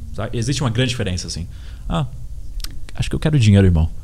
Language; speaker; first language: Portuguese; early bilingual, heritage; Portuguese